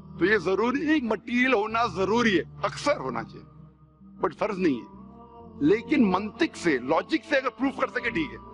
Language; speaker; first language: Hindi; non-native, local second language; Konkani